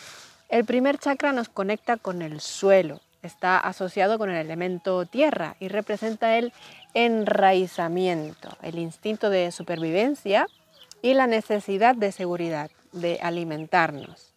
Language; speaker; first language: Spanish; native; Spanish